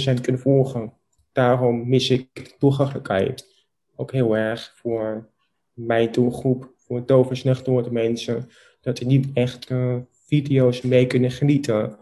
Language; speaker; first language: Dutch; non-native, local second language; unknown